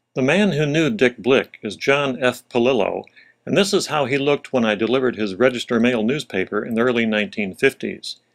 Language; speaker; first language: English; native; English